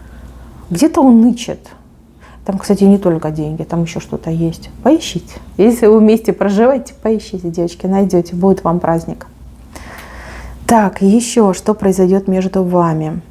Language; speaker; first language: Russian; native; Russian